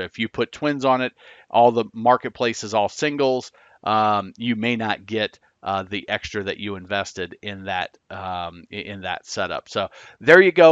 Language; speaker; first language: English; native; English